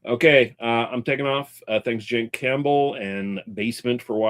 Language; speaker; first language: English; native; English